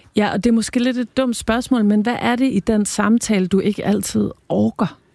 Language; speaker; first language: Danish; native; Danish